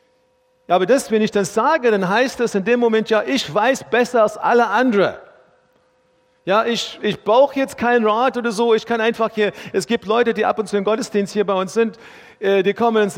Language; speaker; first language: German; non-native, fluent; English